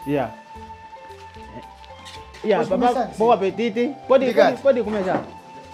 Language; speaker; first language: Portuguese; non-native, fluent; Vietnamese